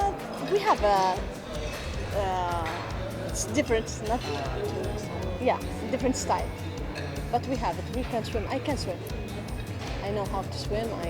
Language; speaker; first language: English; non-native, learner; Arabic